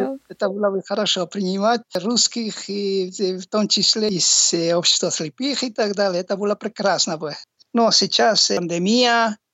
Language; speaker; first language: Russian; non-native, learner; Basque